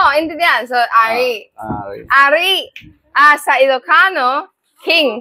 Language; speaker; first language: Filipino; non-native, learner; English